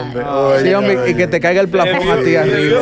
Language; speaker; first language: Spanish; native; Spanish